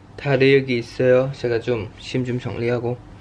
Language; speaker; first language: Korean; non-native, fluent; Thai